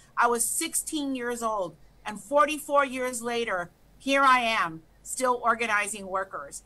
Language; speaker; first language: English; early bilingual, other home language; Spanish